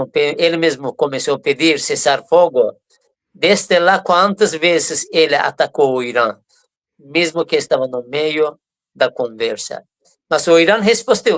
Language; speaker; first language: Portuguese; non-native, fluent; Persian